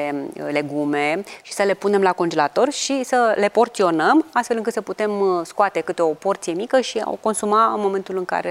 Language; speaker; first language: Romanian; native; Romanian